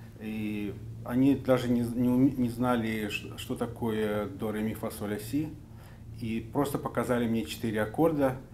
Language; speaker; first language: Russian; native; Russian